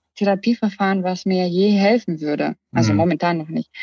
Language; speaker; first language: German; early bilingual, other home language; Russian